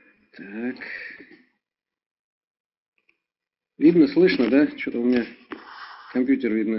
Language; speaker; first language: Russian; native; Russian